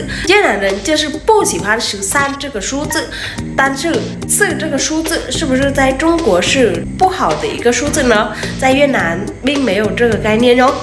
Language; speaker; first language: Chinese; non-native, fluent; Vietnamese